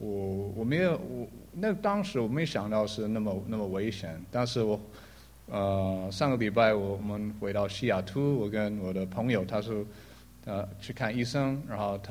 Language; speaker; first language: Chinese; early bilingual, heritage; English